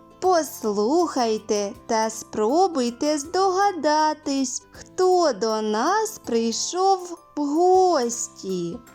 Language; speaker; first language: Ukrainian; native; Ukrainian